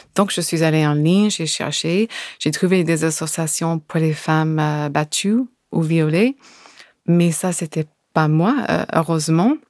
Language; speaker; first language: French; non-native, fluent; English